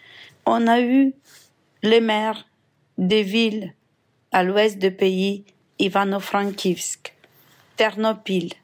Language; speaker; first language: French; non-native, fluent; Ukrainian